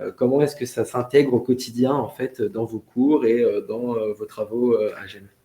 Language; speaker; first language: French; native; French